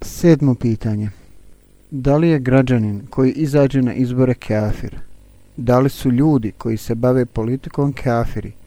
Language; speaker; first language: Bosnian; non-native, learner; Arabic